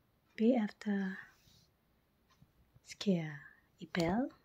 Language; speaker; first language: Danish; non-native, learner; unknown